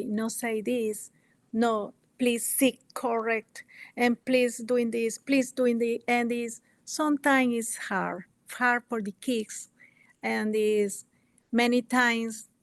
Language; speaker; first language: English; non-native, learner; Spanish